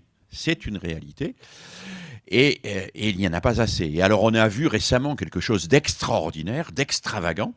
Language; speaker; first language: French; native; French